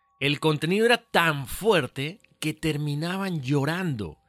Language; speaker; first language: Spanish; native; Spanish